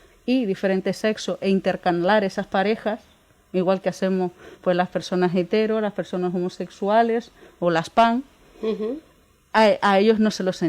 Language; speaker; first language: Spanish; native; Spanish